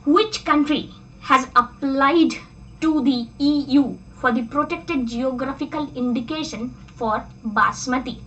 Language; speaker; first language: English; non-native, local second language; Bangla